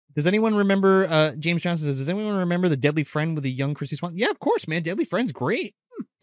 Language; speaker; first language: English; early bilingual, other home language; Italian